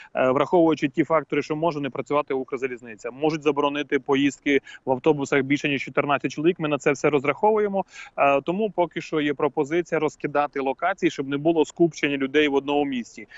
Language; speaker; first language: Ukrainian; native; Ukrainian